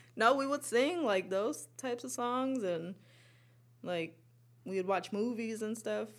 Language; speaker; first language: English; early bilingual, other home language; Spanish